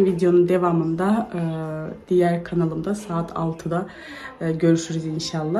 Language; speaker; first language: Turkish; native; Turkish